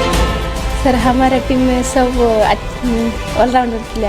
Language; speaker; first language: Hindi; non-native, local second language; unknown